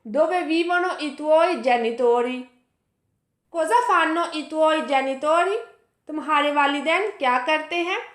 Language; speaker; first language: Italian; non-native, fluent; Urdu